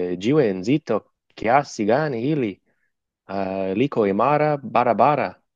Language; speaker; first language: Swahili; non-native, learner; English